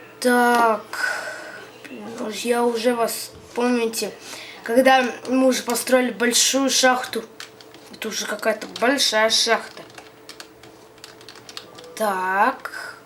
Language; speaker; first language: Russian; native; Russian